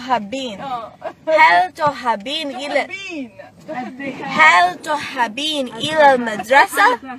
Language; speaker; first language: Arabic; non-native, learner; English